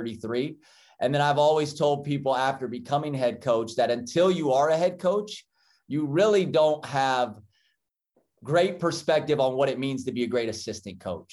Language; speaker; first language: English; native; English